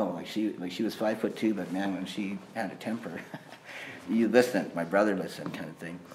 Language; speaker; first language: English; native; English